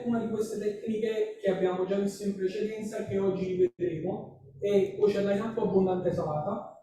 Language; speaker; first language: Italian; native; Italian